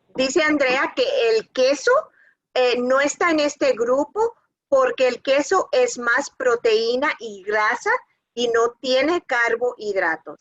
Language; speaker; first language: Spanish; early bilingual, other home language; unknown